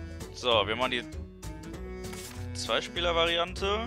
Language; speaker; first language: German; native; German